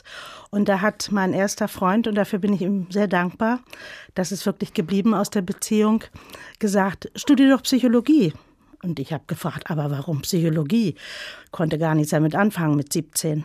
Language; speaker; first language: German; native; German